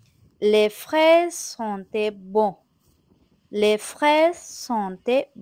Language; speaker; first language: French; non-native, fluent; Tamil